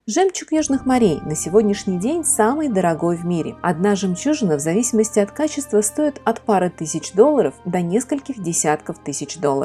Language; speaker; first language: Russian; native; Russian